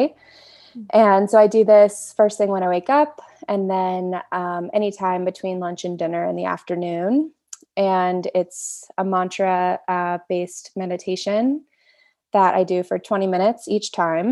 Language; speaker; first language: English; native; English